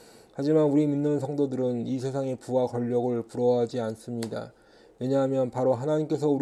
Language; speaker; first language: Korean; native; Korean